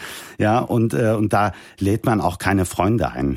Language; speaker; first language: German; early bilingual, other home language; Turkish